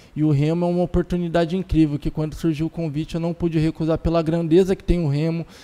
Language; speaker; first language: Portuguese; native; Portuguese